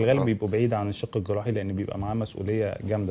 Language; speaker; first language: Arabic; native; Arabic